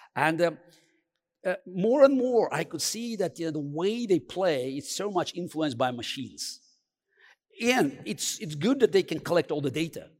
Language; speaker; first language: English; non-native, fluent; Azerbaijani